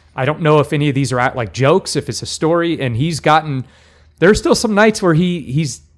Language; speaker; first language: English; native; English